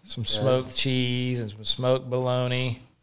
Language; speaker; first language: English; native; English